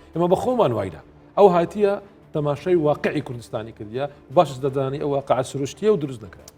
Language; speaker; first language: Central Kurdish; non-native, local second language; Assyrian Neo-Aramaic